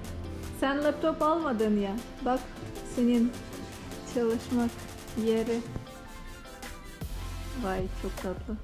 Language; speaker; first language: Turkish; non-native, learner; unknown